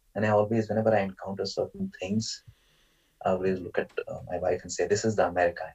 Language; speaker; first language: English; non-native, local second language; Marathi